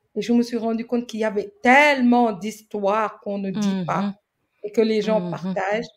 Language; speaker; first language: French; non-native, local second language; Wolof